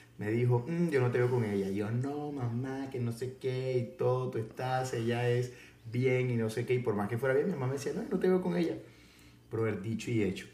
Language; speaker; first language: Spanish; native; Spanish